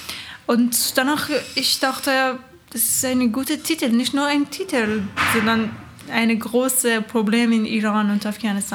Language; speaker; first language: German; non-native, learner; Persian